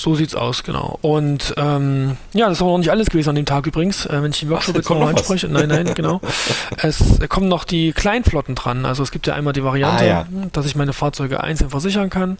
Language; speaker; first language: German; native; German